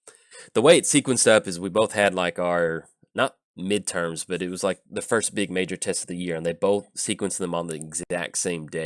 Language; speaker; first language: English; native; English